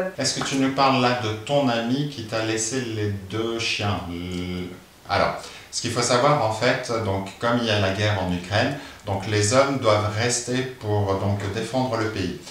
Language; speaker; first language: French; native; French